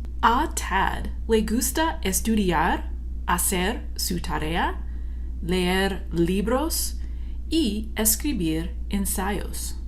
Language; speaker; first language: Spanish; non-native, fluent; English